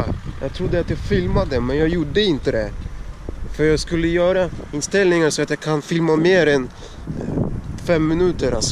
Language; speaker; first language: Swedish; non-native, fluent; Russian